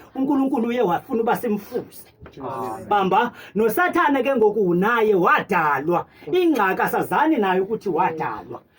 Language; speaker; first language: Zulu; non-native, local second language; Xhosa